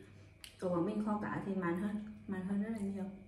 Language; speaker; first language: Vietnamese; native; Vietnamese